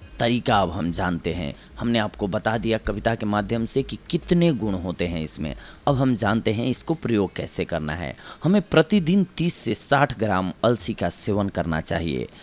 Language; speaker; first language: Hindi; native; Hindi